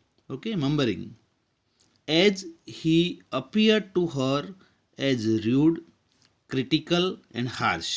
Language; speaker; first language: English; non-native, local second language; Gujarati